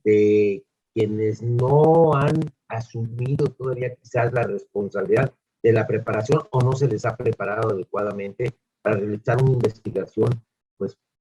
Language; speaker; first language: Spanish; native; Spanish